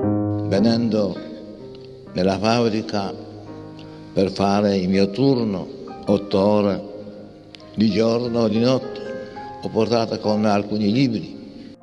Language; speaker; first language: Italian; non-native, fluent; Polish